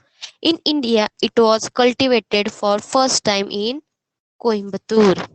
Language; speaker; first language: English; non-native, local second language; Hindi